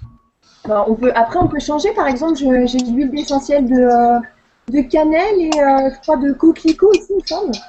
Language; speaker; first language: French; native; French